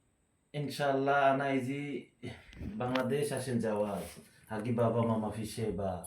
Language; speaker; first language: Arabic; non-native, learner; Bangla